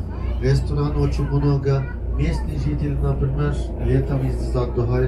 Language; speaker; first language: Russian; non-native, learner; Turkish